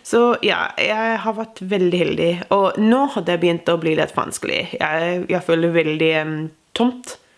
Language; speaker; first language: Norwegian; non-native, fluent; English